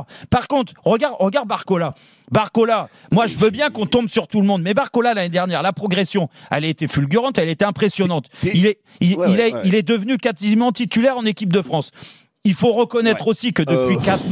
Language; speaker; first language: French; native; French